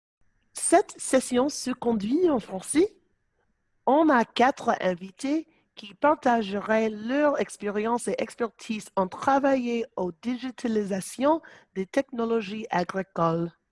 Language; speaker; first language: French; non-native, learner; English